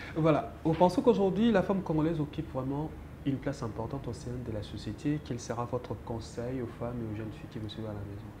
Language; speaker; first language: French; non-native, local second language; Lingala